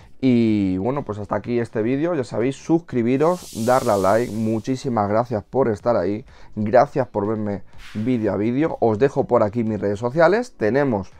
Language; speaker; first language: Spanish; native; Spanish